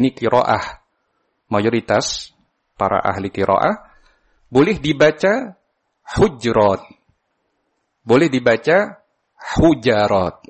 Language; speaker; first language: Indonesian; native; Indonesian